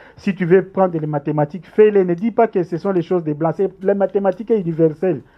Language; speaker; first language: French; non-native, local second language; Lingala